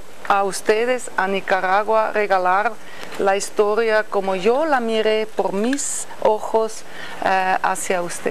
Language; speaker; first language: Spanish; non-native, fluent; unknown